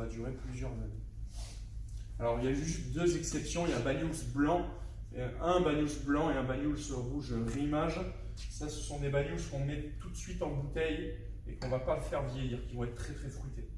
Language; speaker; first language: French; native; French